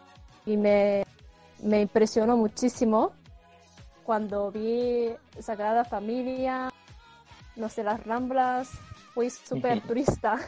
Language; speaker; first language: Spanish; non-native, fluent; Japanese